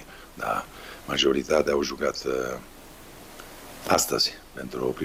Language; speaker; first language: Romanian; non-native, fluent; Italian